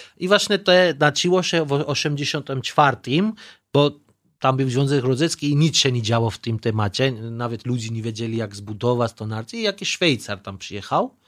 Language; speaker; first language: Polish; non-native, learner; Georgian